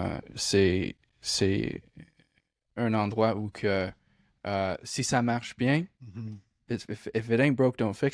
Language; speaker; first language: French; non-native, local second language; English